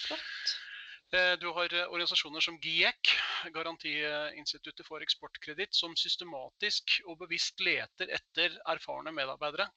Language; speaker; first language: Norwegian; native; Norwegian